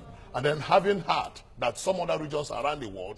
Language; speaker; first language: English; non-native, local second language; Igbo